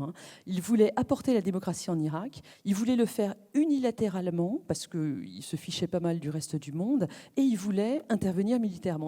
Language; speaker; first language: French; native; French